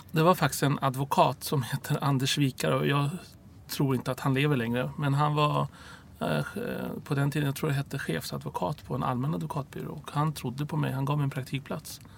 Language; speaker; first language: Swedish; early bilingual, other home language; Arabic